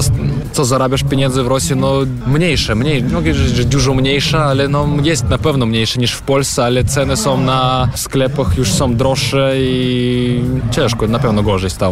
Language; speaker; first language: Polish; non-native, learner; Russian